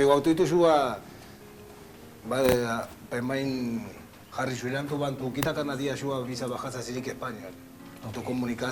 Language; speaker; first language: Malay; non-native, learner; Spanish